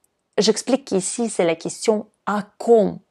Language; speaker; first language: French; non-native, fluent; Russian